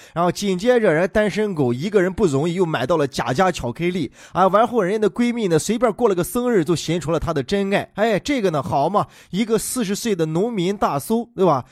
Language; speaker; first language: Chinese; native; Chinese